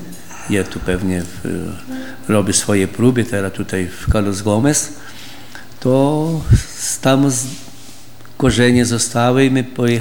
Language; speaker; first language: Polish; early bilingual, heritage; Polish